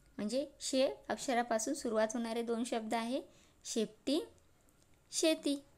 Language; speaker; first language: Marathi; non-native, local second language; Urdu